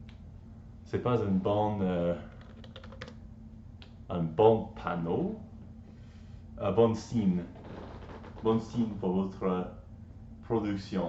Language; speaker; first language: French; non-native, learner; English